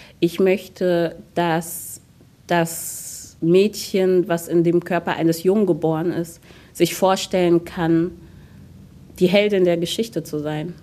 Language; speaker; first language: German; early bilingual, other home language; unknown